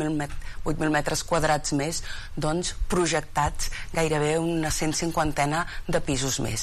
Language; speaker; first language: Catalan; native; Catalan